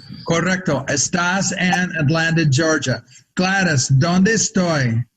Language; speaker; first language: Spanish; non-native, fluent; English